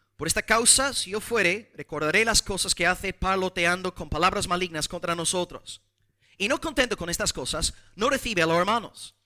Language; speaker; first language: Spanish; non-native, fluent; English